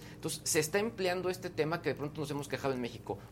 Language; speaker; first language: Spanish; native; Spanish